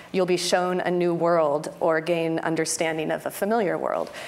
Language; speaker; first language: English; native; English